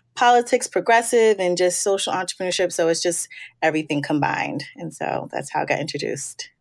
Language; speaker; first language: English; native; English